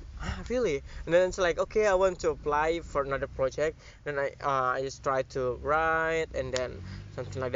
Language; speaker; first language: English; non-native, learner; Indonesian